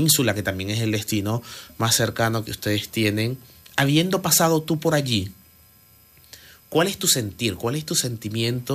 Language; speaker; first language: Spanish; native; Spanish